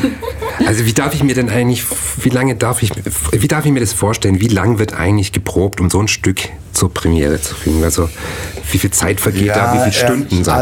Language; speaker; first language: German; native; German